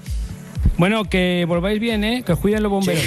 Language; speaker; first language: Spanish; native; Spanish